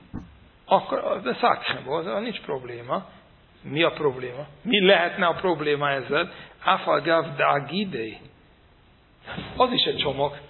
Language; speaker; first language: Hungarian; non-native, fluent; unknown